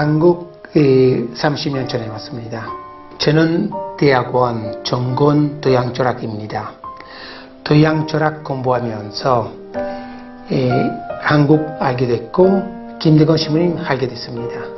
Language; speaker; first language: Korean; non-native, fluent; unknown